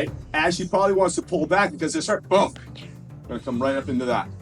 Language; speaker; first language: English; native; English